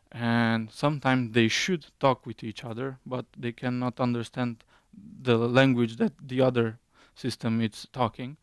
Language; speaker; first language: English; non-native, fluent; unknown